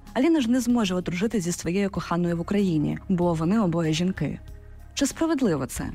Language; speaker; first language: Ukrainian; native; Ukrainian